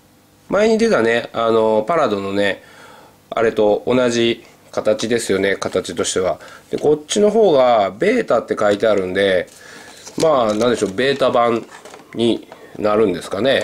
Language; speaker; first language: Japanese; native; Japanese